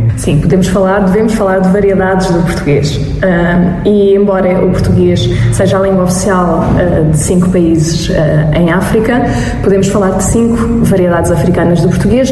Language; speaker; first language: Portuguese; native; Portuguese